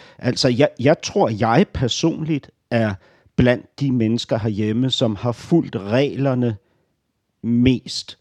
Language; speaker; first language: Danish; native; Danish